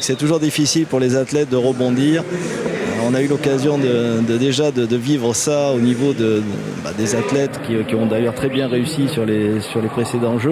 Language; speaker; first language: French; native; French